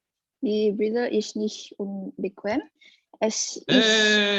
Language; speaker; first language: German; non-native, learner; Indonesian